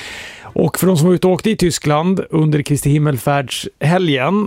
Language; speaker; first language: Swedish; native; Swedish